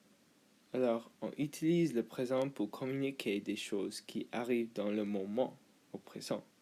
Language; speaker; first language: French; non-native, learner; English